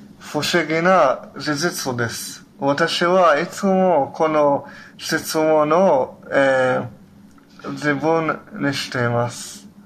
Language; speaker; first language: Japanese; non-native, learner; Hebrew